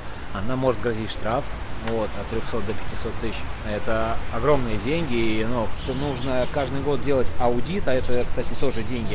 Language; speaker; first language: Russian; native; Russian